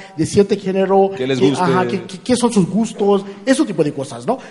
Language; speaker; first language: Spanish; non-native, fluent; Hindi